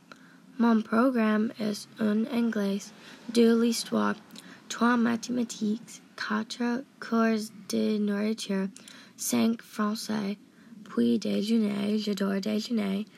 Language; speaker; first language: French; non-native, learner; English